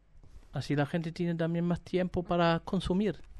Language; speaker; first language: Spanish; non-native, fluent; German